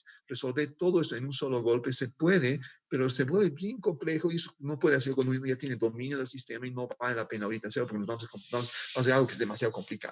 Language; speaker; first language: Spanish; native; Spanish